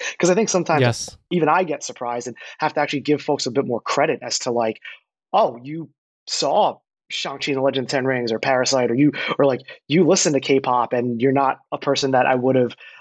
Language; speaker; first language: English; native; English